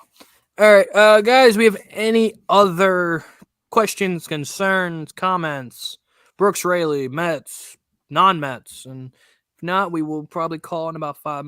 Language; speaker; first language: English; native; English